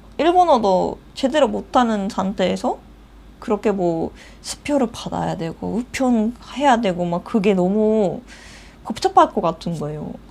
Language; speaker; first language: Korean; non-native, fluent; Japanese